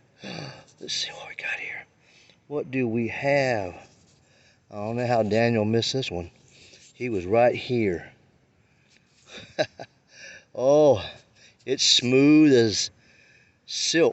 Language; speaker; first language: English; native; English